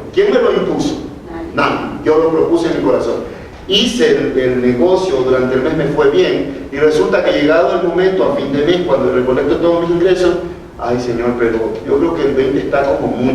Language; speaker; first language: Spanish; native; Spanish